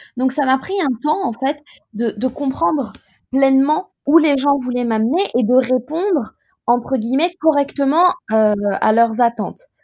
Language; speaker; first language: French; native; French